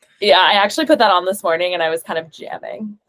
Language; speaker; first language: English; native; English